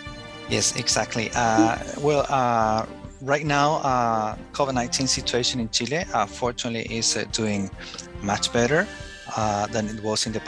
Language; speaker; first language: English; non-native, fluent; Spanish